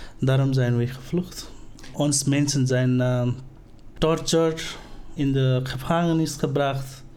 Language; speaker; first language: Dutch; non-native, learner; Nepali